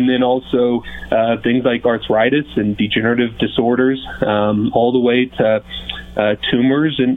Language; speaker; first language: English; native; English